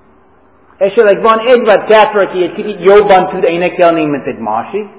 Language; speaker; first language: Hungarian; non-native, fluent; English